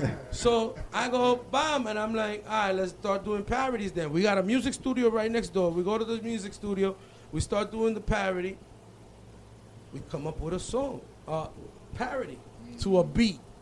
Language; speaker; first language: English; early bilingual, other home language; Spanish